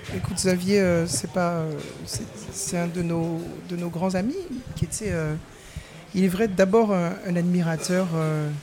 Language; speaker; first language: French; native; French